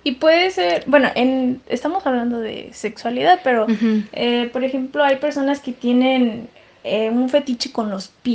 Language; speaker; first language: Spanish; native; Spanish